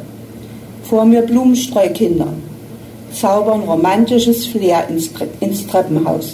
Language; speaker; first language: German; native; German